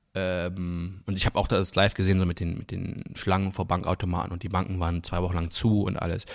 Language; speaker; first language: German; non-native, local second language; Luxembourgish